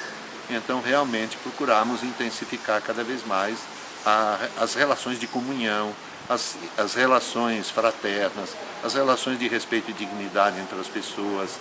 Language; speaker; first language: Portuguese; native; Portuguese